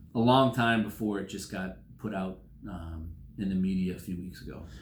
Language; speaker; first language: English; native; English